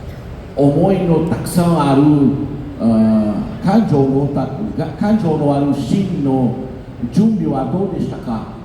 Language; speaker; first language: Japanese; non-native, fluent; Portuguese